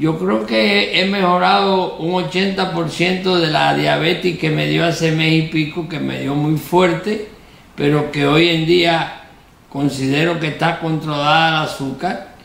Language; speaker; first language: Spanish; native; Spanish